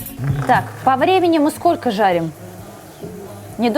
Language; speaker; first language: Russian; native; Russian